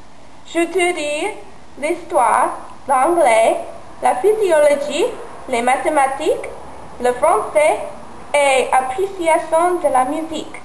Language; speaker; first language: French; non-native, learner; English